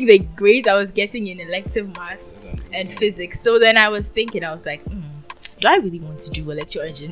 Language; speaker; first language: English; non-native, local second language; Akan